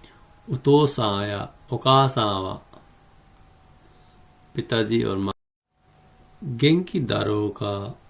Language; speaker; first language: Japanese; non-native, fluent; Hindi